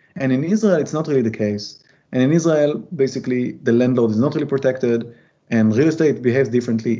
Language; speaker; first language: English; non-native, fluent; Hebrew